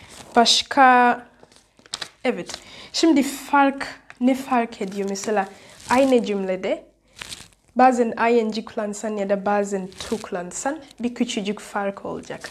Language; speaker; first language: Turkish; non-native, fluent; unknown